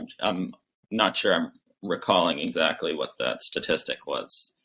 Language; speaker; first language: English; native; English